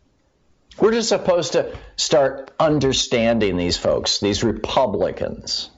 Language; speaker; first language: English; native; English